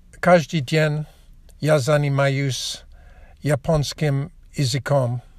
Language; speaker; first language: Russian; non-native, learner; English